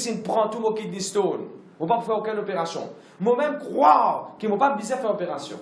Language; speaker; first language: French; non-native, local second language; Morisyen